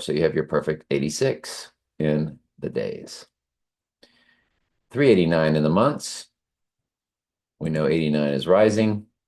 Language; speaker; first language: English; native; English